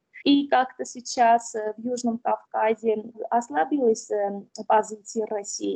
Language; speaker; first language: Russian; non-native, fluent; Armenian